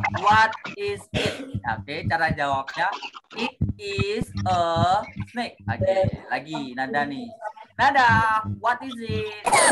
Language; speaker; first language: English; non-native, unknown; Indonesian